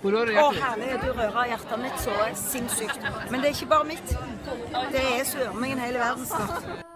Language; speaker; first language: Norwegian; native; Norwegian